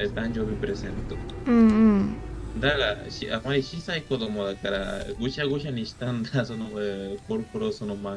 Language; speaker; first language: Japanese; non-native, learner; Spanish